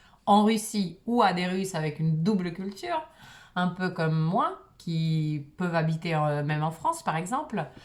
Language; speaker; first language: French; non-native, fluent; Russian